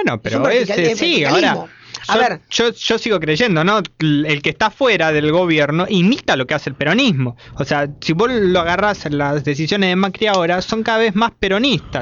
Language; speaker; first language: Spanish; native; Spanish